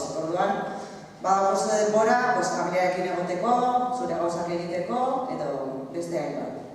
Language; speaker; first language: Basque; non-native, local second language; Spanish